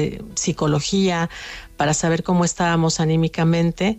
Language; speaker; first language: Spanish; native; Spanish